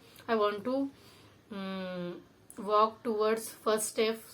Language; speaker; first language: English; non-native, local second language; Marathi